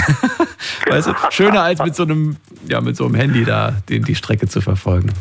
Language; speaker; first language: German; native; German